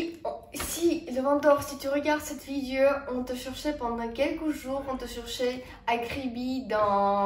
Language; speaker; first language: French; non-native, fluent; Estonian